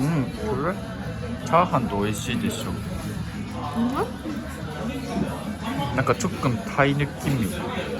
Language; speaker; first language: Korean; non-native, learner; Japanese